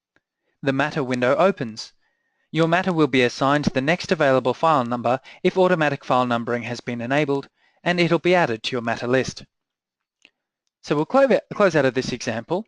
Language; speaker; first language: English; native; English